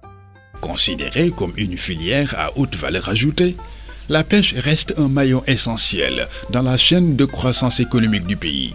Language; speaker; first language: French; non-native, local second language; Wolof